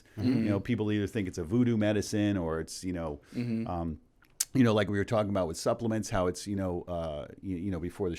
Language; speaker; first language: English; native; English